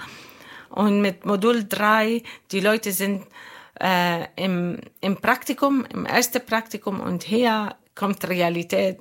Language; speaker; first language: German; non-native, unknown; Arabic